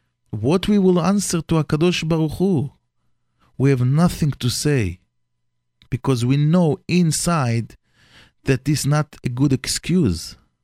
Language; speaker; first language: English; non-native, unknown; Hebrew